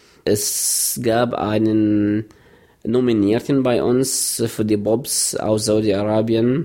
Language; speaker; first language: German; non-native, fluent; Arabic